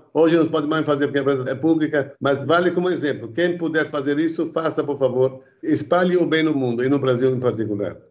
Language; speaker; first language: Portuguese; early bilingual, other home language; Arabic